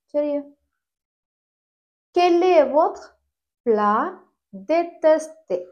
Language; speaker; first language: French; non-native, fluent; Tamil